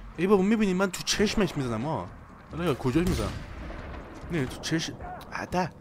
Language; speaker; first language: Persian; early bilingual, heritage; Persian